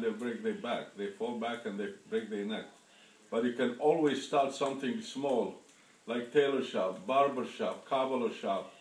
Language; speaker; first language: English; non-native, fluent; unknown